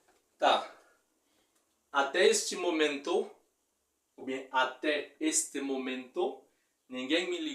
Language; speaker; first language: Portuguese; non-native, fluent; Haitian Creole